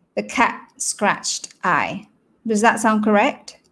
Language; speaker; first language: English; non-native, local second language; Malay